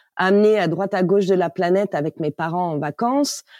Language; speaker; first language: French; native; French